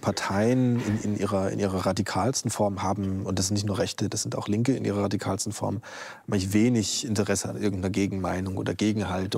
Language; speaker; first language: German; native; German